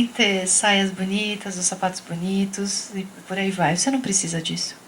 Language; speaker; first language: Portuguese; native; Portuguese